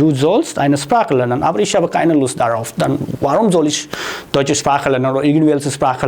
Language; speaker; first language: German; non-native, fluent; Hindi